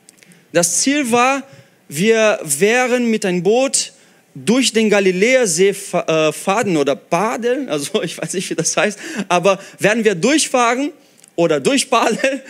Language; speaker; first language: German; non-native, fluent; Portuguese